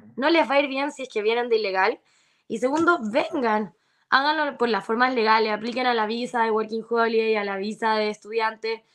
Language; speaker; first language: Spanish; native; Spanish